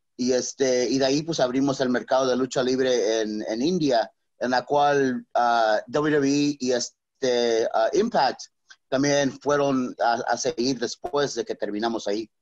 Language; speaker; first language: Spanish; native; Spanish